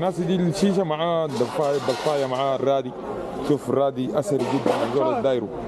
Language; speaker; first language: Arabic; native; Arabic